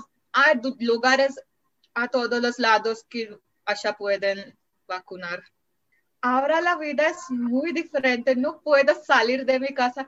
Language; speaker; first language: Spanish; non-native, learner; Marathi